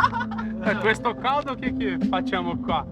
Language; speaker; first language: Italian; non-native, learner; Portuguese